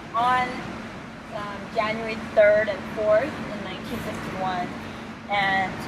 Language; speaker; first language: English; native; English